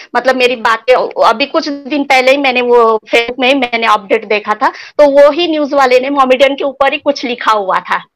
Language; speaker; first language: Hindi; non-native, local second language; Nepali